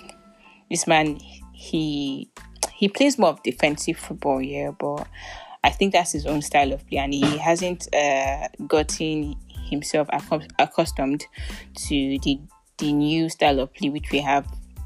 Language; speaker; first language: English; non-native, local second language; Yoruba